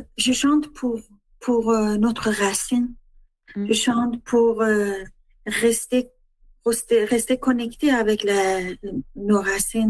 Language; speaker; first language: French; non-native, learner; Persian